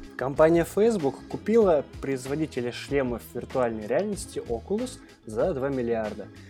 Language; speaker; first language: Russian; native; Russian